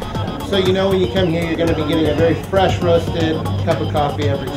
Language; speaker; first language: English; native; English